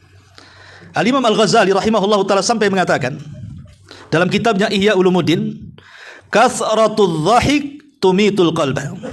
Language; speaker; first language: Indonesian; native; Indonesian